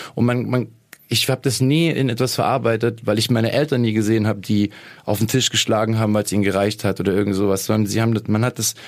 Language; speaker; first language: German; native; German